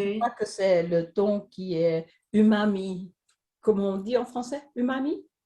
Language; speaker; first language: French; non-native, fluent; Swedish